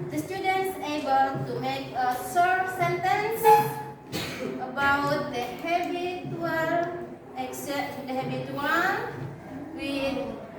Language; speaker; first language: English; non-native, learner; Indonesian